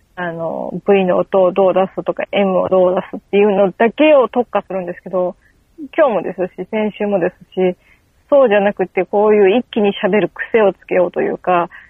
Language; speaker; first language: Japanese; native; Japanese